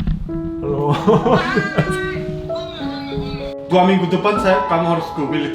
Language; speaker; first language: Indonesian; non-native, learner; Korean